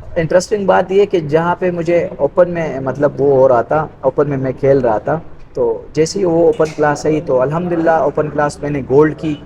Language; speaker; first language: Urdu; non-native, local second language; Pashto